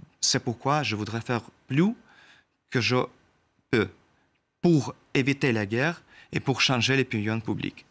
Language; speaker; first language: French; non-native, learner; Russian